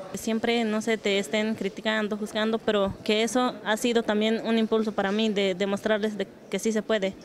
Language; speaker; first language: Spanish; non-native, local second language; Tzotzil